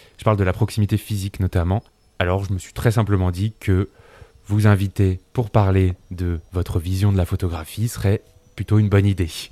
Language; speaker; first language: French; native; French